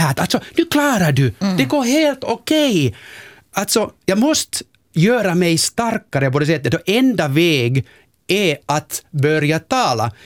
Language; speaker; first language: Swedish; non-native, local second language; Finnish